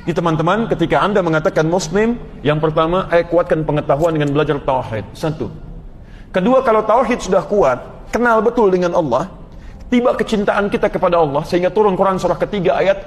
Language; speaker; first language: Indonesian; native; Indonesian